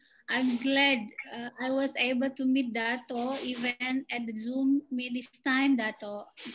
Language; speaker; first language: English; non-native, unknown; Indonesian